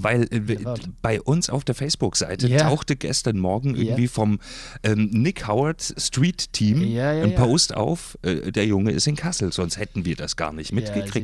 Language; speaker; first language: German; native; German